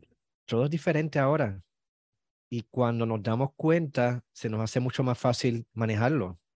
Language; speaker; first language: Spanish; native; Spanish